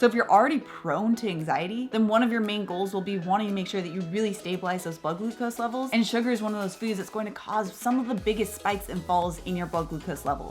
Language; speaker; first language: English; native; English